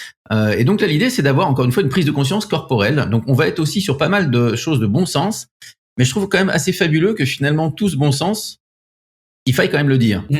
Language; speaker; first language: French; native; French